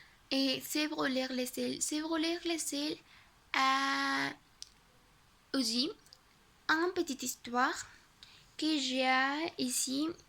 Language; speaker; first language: French; non-native, learner; Spanish